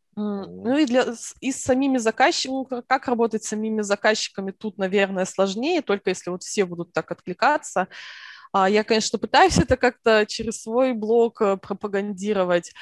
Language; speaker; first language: Russian; native; Russian